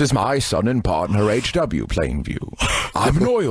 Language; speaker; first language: English; native; English